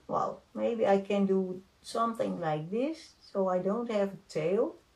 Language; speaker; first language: English; non-native, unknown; Dutch